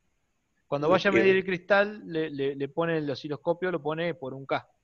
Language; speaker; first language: Spanish; native; Spanish